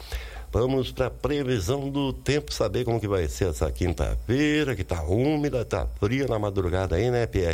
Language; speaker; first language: Portuguese; native; Portuguese